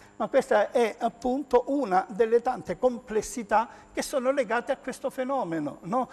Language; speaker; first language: Italian; native; Italian